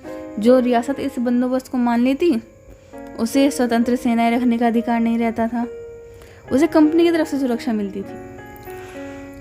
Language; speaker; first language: Hindi; native; Hindi